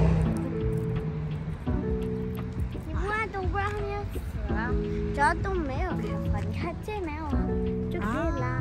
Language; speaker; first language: Chinese; early bilingual, heritage; Chinese